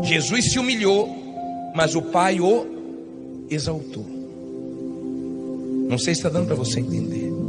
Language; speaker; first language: Portuguese; native; Portuguese